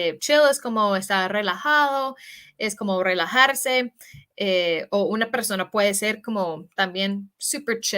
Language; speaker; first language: Spanish; non-native, fluent; English